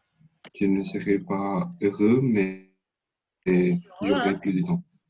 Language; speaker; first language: French; non-native, learner; Spanish